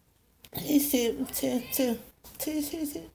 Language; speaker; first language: Spanish; non-native, local second language; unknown